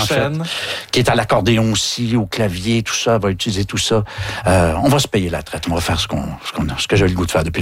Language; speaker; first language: French; native; French